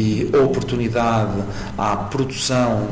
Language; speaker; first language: Portuguese; native; Portuguese